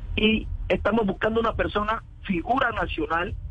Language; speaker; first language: Spanish; native; Spanish